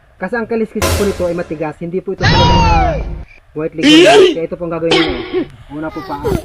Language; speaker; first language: Filipino; non-native, local second language; Bikol